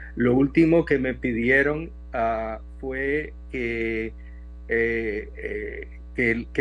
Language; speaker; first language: Spanish; native; Spanish